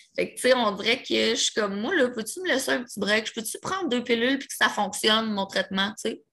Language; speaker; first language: French; native; French